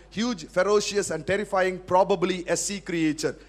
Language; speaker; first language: English; non-native, local second language; Tamil